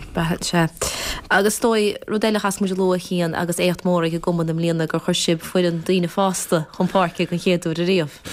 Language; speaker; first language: Irish; native; Irish